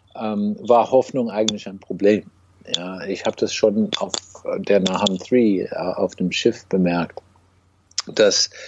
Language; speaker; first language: German; non-native, fluent; English